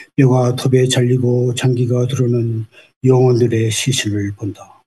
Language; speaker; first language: Korean; native; Korean